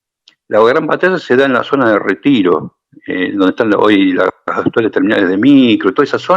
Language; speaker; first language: Spanish; native; Spanish